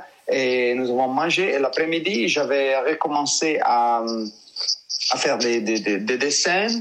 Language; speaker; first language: French; non-native, learner; Italian